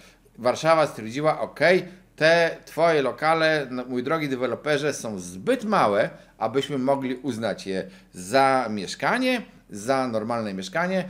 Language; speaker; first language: Polish; native; Polish